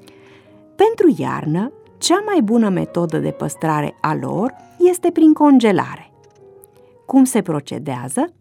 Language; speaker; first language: Romanian; native; Romanian